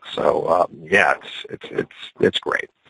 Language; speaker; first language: English; native; English